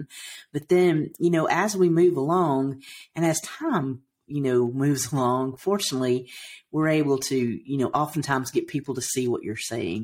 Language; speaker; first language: English; native; English